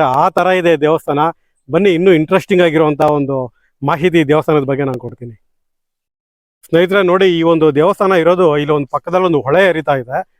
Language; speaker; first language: Kannada; native; Kannada